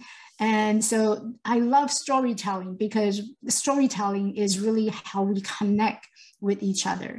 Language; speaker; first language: English; non-native, fluent; Chinese